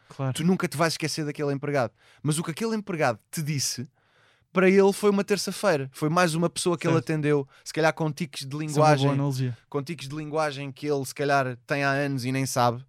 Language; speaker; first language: Portuguese; native; Portuguese